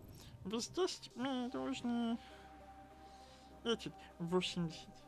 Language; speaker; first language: Russian; non-native, learner; English